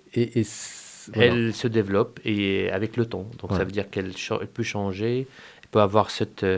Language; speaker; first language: French; non-native, fluent; Arabic